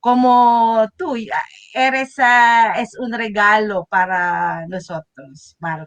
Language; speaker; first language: Spanish; non-native, fluent; Filipino